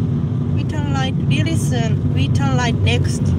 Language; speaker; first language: English; non-native, learner; Japanese